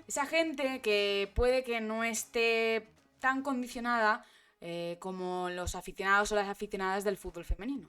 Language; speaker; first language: Spanish; native; Spanish